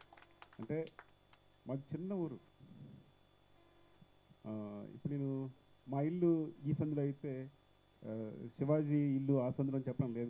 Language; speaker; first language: Telugu; native; Telugu